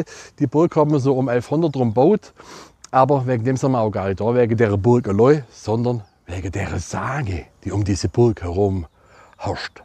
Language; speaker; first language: German; native; German